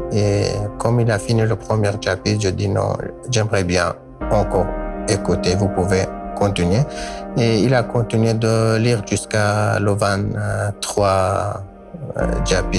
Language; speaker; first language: French; non-native, learner; Kurdish